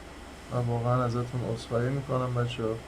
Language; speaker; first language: Persian; native; Persian